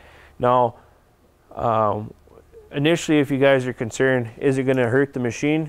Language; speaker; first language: English; native; English